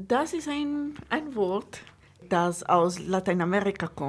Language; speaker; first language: German; non-native, fluent; Spanish